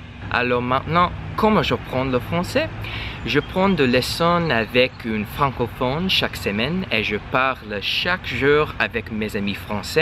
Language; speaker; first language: French; non-native, learner; English